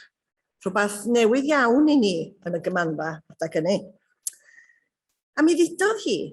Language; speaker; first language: Welsh; native; Welsh